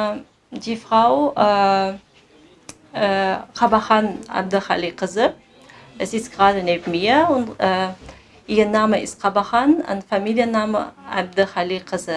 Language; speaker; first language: German; non-native, fluent; Kazakh